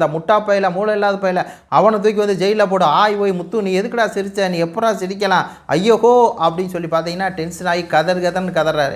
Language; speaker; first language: Tamil; native; Tamil